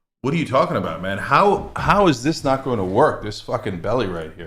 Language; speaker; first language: English; native; English